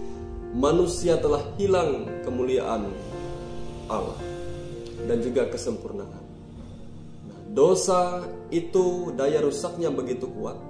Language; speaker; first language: Indonesian; native; Indonesian